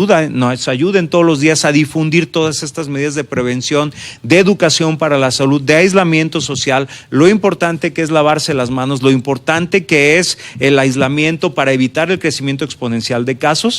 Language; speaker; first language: Spanish; native; Spanish